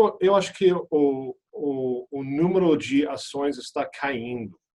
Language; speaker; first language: Portuguese; non-native, fluent; English